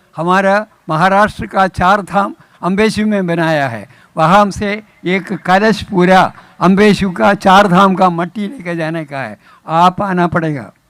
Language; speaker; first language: Hindi; non-native, local second language; Malayalam